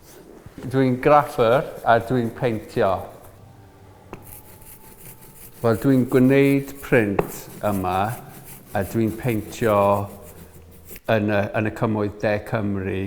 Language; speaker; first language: Welsh; non-native, learner; English